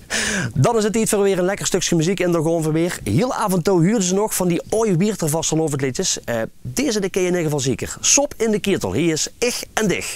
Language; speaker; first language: Dutch; native; Dutch